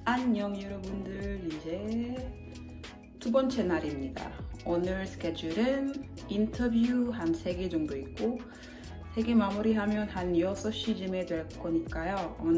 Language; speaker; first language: Korean; non-native, fluent; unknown